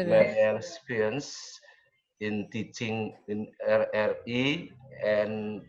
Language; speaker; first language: English; non-native, learner; Indonesian